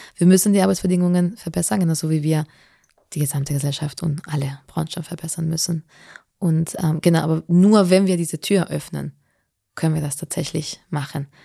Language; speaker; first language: German; non-native, fluent; Spanish